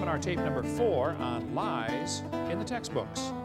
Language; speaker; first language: English; native; English